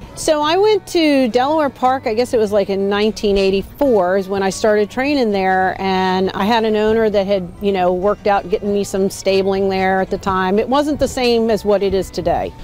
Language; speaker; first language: English; native; English